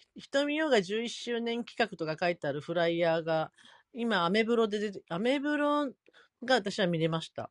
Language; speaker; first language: Japanese; native; Japanese